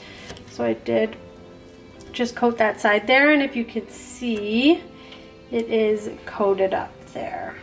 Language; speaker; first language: English; native; English